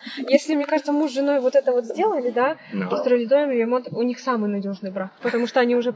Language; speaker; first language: Russian; native; Russian